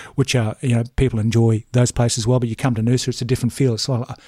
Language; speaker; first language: English; native; English